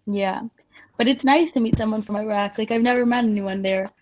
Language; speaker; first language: English; non-native, fluent; Spanish